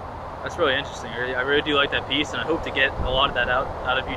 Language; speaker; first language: English; native; English